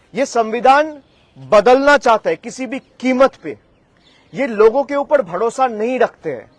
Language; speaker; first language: Hindi; non-native, local second language; Bangla